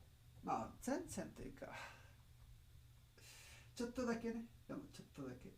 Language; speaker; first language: Japanese; non-native, learner; Spanish